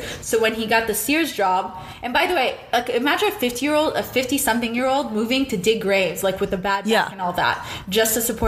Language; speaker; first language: English; non-native, fluent; Russian